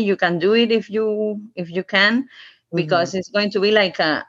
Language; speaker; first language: English; non-native, learner; Spanish